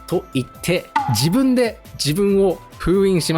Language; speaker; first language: Japanese; native; Japanese